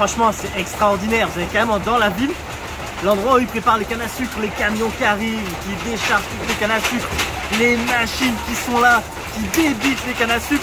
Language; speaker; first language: French; native; French